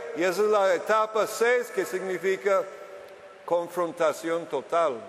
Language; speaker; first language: Spanish; non-native, fluent; English